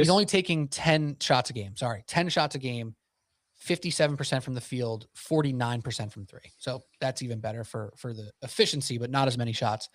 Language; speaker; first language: English; native; English